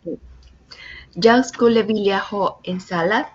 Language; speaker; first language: Swedish; non-native, learner; Spanish